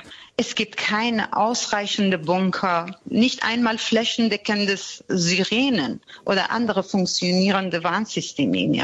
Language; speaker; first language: German; non-native, fluent; Persian